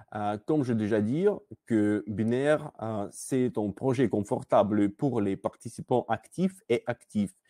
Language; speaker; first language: French; non-native, learner; Russian